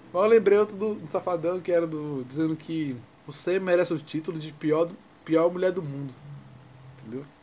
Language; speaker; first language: Portuguese; native; Portuguese